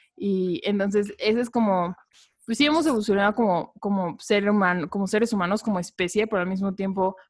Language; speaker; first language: Spanish; native; Spanish